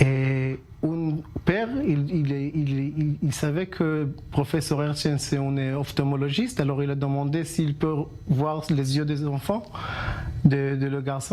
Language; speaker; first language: French; non-native, learner; Hebrew